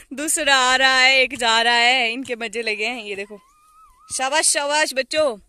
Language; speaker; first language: Hindi; native; Hindi